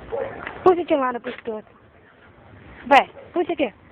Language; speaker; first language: Portuguese; native; Portuguese